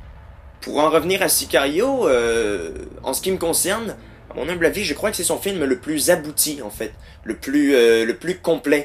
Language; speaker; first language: French; native; French